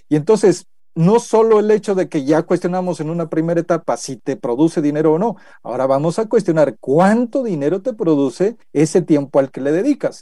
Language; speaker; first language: Spanish; native; Spanish